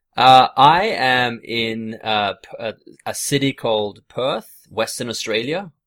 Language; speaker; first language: English; native; English